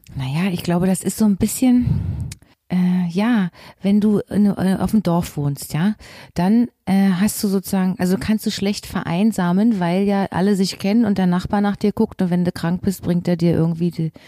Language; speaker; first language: German; native; German